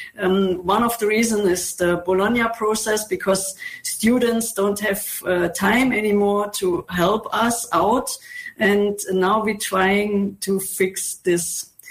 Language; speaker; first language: English; non-native, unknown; German